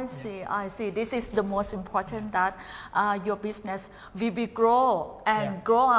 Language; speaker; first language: English; non-native, fluent; Thai